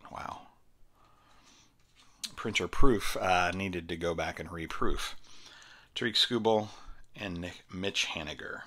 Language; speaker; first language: English; native; English